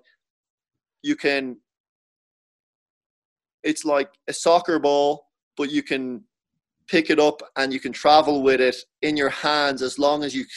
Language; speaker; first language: English; native; English